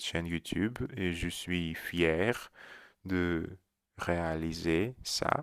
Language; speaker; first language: French; non-native, learner; Russian